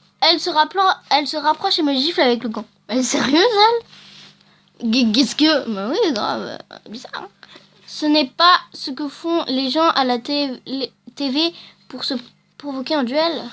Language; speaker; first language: French; native; French